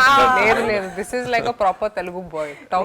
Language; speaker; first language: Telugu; non-native, learner; Hindi